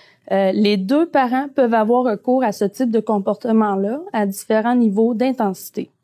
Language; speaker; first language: French; native; French